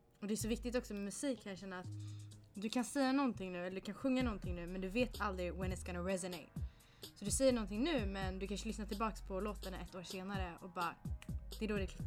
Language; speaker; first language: Swedish; native; Swedish